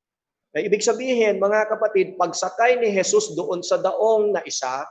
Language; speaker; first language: Filipino; native; Filipino